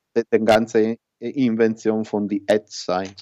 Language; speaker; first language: German; non-native, learner; Italian